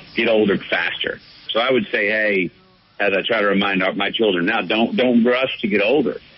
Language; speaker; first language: English; native; English